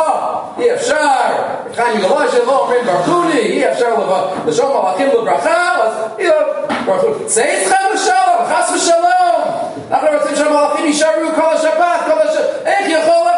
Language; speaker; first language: Hebrew; non-native, fluent; English